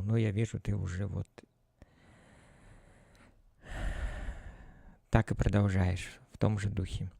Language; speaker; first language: Russian; native; Russian